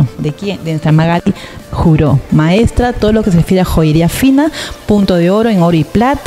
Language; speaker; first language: Spanish; native; Spanish